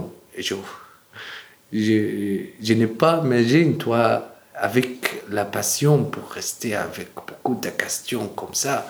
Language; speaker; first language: French; non-native, learner; Arabic